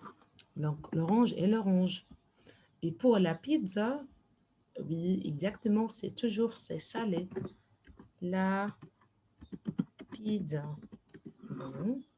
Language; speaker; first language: French; non-native, fluent; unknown